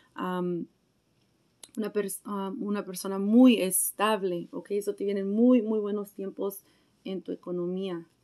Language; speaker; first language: Spanish; early bilingual, heritage; Spanish